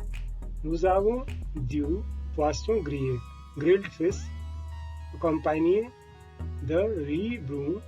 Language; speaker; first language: French; non-native, learner; Hindi